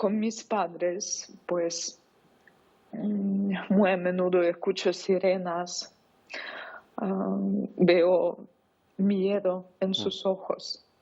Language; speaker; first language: Spanish; non-native, fluent; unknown